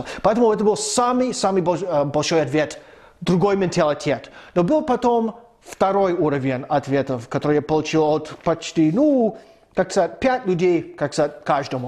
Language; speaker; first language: Russian; non-native, fluent; English